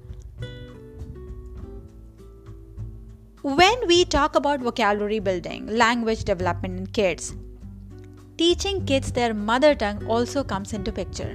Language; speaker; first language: English; non-native, local second language; Marathi